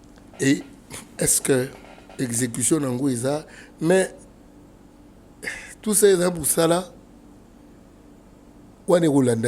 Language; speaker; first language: French; non-native, local second language; Lingala